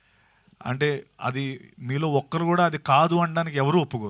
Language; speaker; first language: Telugu; native; Telugu